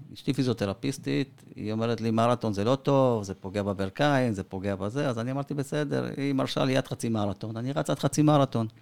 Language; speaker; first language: Hebrew; early bilingual, other home language; Spanish